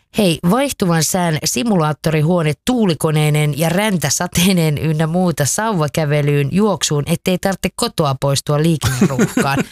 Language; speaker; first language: Finnish; native; Finnish